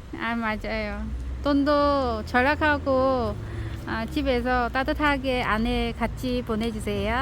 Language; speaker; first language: Korean; non-native, learner; Vietnamese